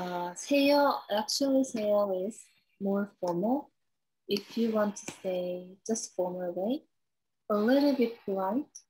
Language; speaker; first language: English; non-native, learner; Korean